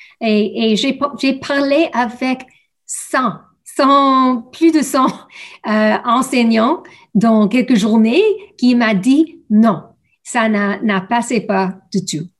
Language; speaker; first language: French; non-native, learner; English